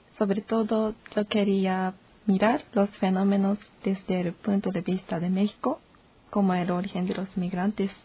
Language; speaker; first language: Spanish; non-native, fluent; Japanese